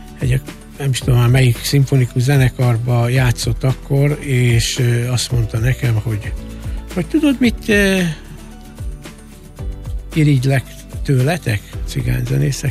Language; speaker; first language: Hungarian; native; Hungarian